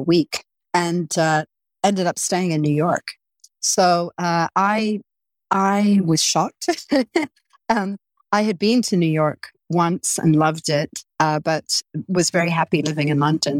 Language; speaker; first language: English; native; English